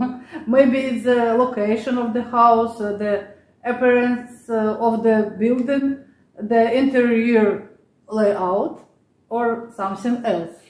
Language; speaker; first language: English; non-native, learner; Russian